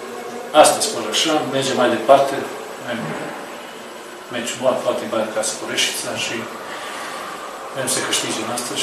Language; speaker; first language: Romanian; non-native, fluent; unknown